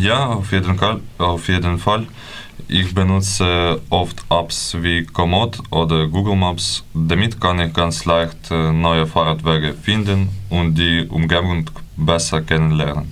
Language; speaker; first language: German; non-native, learner; Ukrainian